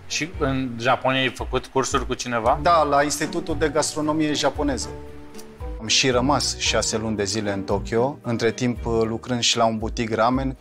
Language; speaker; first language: Romanian; native; Romanian